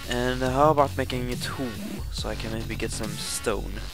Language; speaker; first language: English; non-native, fluent; Swedish